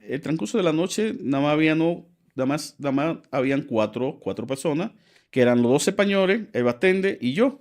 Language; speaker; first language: Spanish; native; Spanish